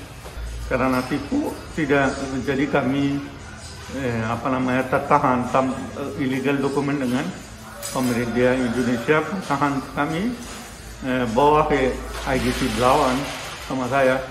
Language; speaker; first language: Indonesian; non-native, learner; Rohingya